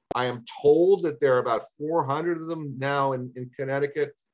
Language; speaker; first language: English; native; English